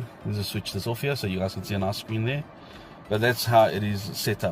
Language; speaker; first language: English; native; English